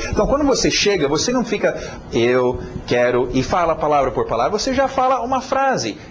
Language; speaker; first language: Portuguese; non-native, fluent; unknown